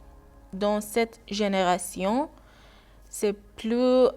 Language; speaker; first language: French; non-native, learner; Persian